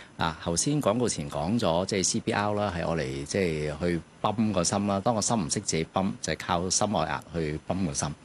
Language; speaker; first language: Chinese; non-native, local second language; Cantonese